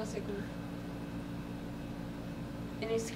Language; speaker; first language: Spanish; early bilingual, other home language; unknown